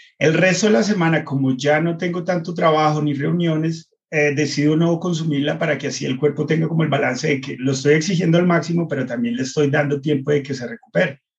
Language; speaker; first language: Spanish; early bilingual, heritage; Spanish